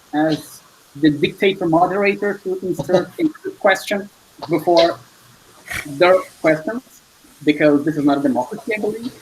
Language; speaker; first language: English; non-native, fluent; Portuguese